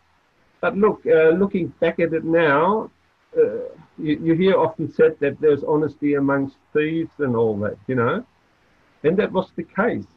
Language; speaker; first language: English; non-native, fluent; German